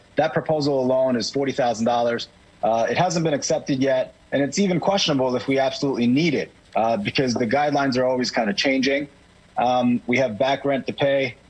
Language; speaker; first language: English; native; English